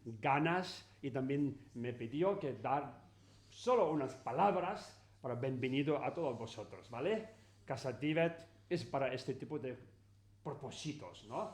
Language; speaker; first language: Spanish; non-native, learner; Tibetan